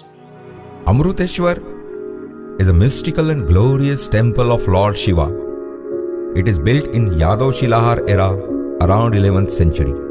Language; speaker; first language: English; non-native, local second language; Marathi